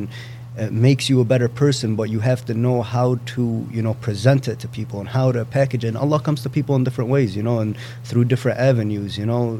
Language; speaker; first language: English; native; English